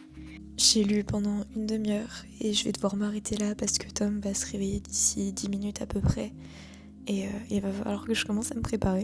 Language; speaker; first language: French; native; French